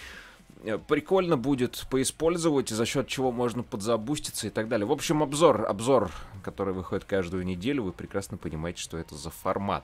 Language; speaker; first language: Russian; native; Russian